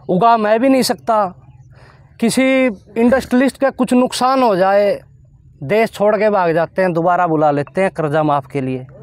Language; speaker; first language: Hindi; native; Hindi